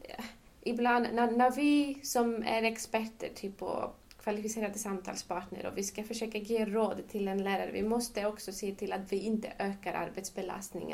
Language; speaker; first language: Swedish; non-native, fluent; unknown